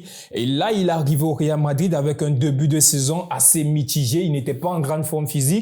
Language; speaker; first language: French; native; French